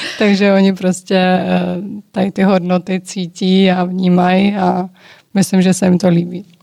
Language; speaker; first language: Czech; early bilingual, other home language; Georgian